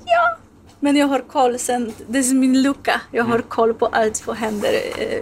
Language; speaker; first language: Swedish; non-native, learner; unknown